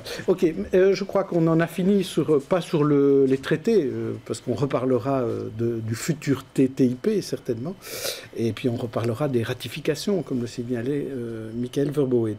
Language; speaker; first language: French; native; French